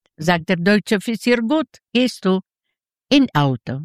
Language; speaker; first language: German; non-native, learner; Yiddish